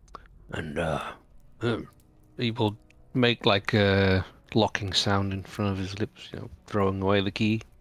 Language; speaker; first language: English; non-native, fluent; French